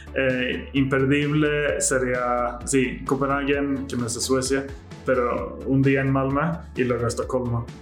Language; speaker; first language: Spanish; non-native, fluent; Swedish